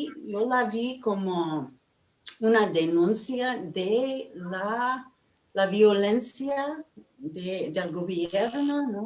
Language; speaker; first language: Spanish; non-native, fluent; English